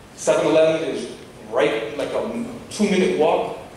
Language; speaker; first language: English; native; English